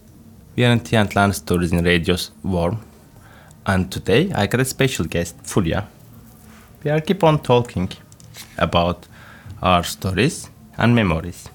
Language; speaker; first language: English; non-native, fluent; Turkish